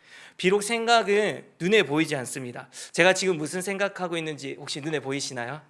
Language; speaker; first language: Korean; native; Korean